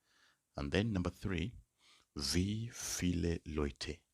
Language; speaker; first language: German; non-native, learner; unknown